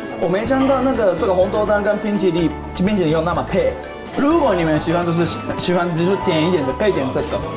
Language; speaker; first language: Chinese; non-native, fluent; Japanese